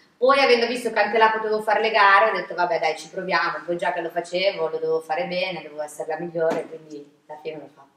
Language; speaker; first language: Italian; native; Italian